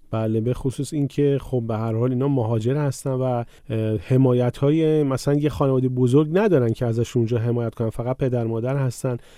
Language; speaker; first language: Persian; native; Persian